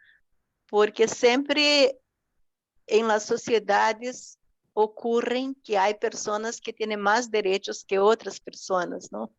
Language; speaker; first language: Spanish; non-native, fluent; Portuguese